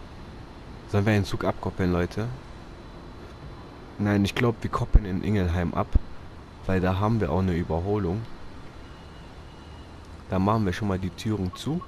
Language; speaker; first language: German; native; German